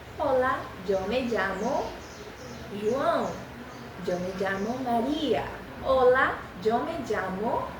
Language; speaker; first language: Portuguese; early bilingual, other home language; Spanish